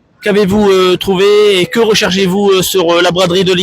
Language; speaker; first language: French; native; French